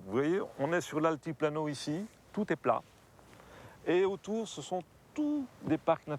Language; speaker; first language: French; native; French